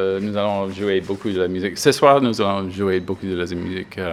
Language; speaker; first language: French; non-native, learner; English